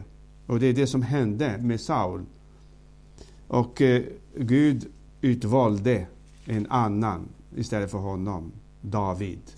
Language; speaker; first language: Swedish; non-native, fluent; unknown